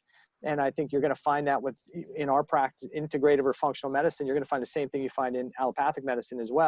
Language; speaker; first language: English; native; English